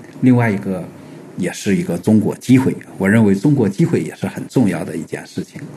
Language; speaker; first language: Chinese; native; Chinese